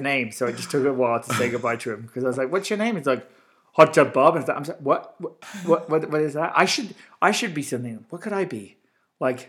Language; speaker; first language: English; native; English